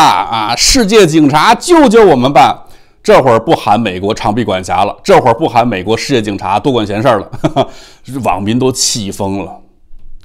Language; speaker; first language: Chinese; native; Chinese